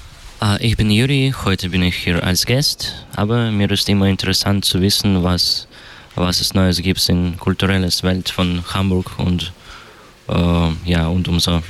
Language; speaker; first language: German; non-native, learner; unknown